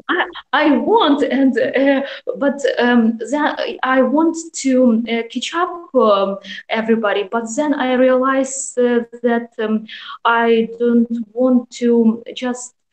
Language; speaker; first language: English; non-native, learner; Russian